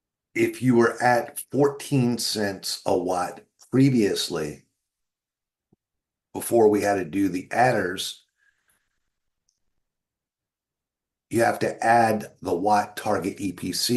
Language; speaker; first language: English; native; English